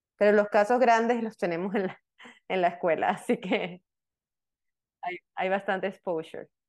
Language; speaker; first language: Spanish; native; Spanish